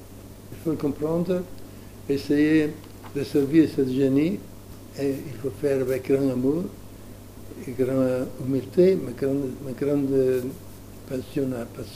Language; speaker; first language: French; non-native, learner; Italian